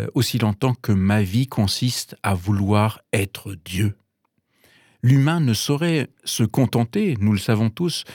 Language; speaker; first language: French; non-native, fluent; German